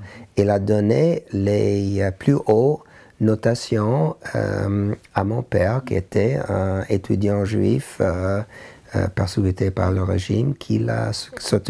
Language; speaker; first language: French; non-native, learner; English